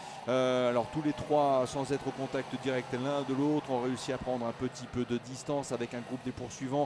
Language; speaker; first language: French; native; French